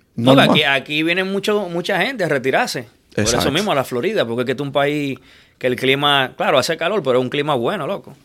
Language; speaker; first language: Spanish; native; Spanish